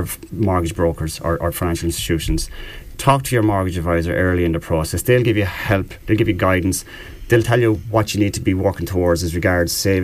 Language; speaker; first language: English; native; English